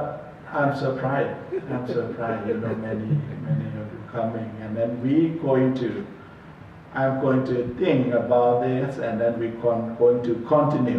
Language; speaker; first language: English; non-native, learner; Thai